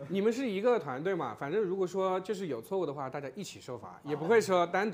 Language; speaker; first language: Chinese; native; Chinese